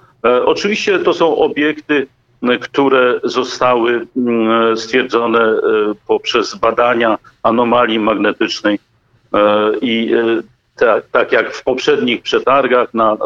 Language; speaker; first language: Polish; native; Polish